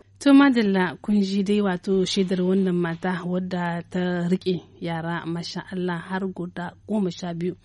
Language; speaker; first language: Hausa; native; Hausa